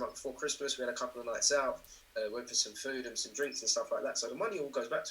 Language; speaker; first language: English; native; English